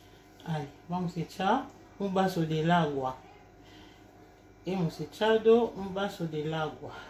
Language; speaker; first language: Spanish; non-native, learner; Lingala